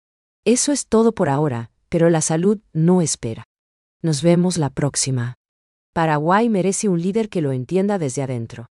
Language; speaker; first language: Spanish; native; Spanish